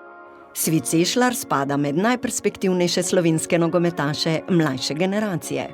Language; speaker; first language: Slovenian; native; Slovenian